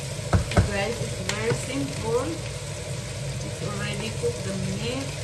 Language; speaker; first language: English; non-native, learner; Filipino